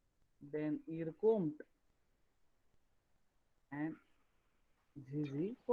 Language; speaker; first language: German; non-native, learner; Marathi